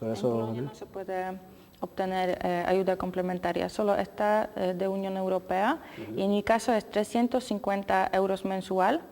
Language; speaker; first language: Spanish; non-native, learner; Polish